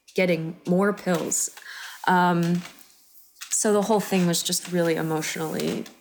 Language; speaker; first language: English; native; English